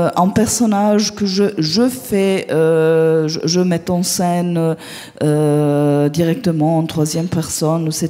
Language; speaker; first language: French; non-native, fluent; Italian